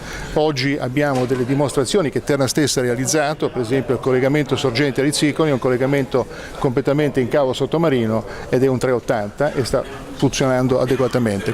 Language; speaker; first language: Italian; native; Italian